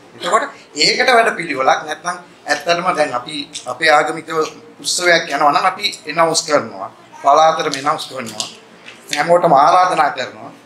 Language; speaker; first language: Sinhala; native; Sinhala